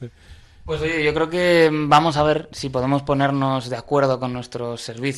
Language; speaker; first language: Spanish; native; Spanish